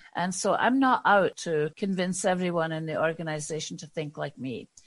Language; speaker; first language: English; native; English